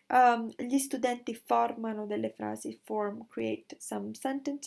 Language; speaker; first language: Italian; non-native, learner; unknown